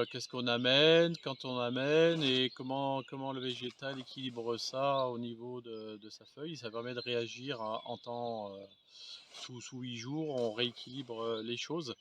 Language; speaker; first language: French; native; French